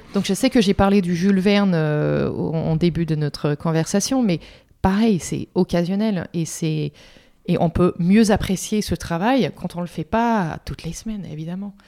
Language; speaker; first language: French; non-native, fluent; English